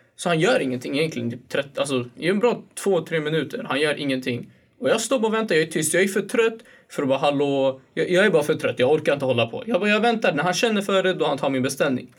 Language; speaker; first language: Swedish; early bilingual, other home language; Kurdish